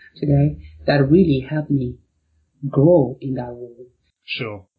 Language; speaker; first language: English; non-native, fluent; Arabic